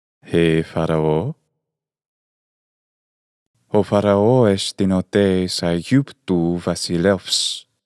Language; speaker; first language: Greek; non-native, fluent; English